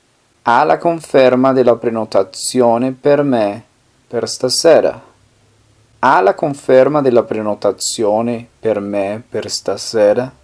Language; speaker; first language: Italian; non-native, fluent; Spanish